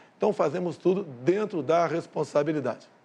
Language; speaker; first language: Portuguese; native; Portuguese